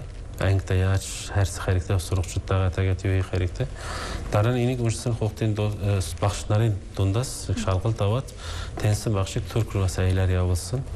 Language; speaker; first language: Mongolian; non-native, fluent; Turkish